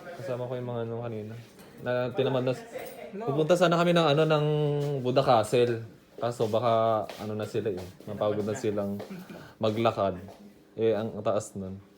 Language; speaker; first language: Filipino; non-native, local second language; Iloko